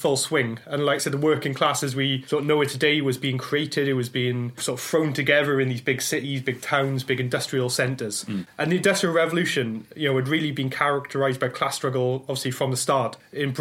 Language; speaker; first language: English; native; English